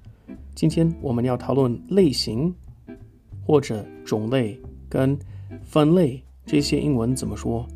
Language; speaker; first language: Chinese; non-native, fluent; English